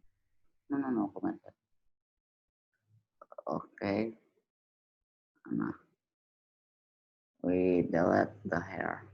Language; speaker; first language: English; non-native, learner; Indonesian